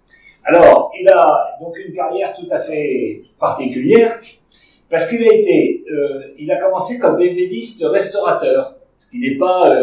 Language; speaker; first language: French; native; French